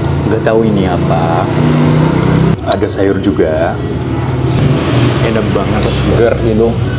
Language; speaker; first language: Indonesian; non-native, fluent; Japanese